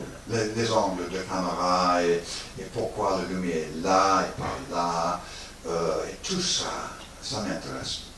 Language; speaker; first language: French; non-native, learner; English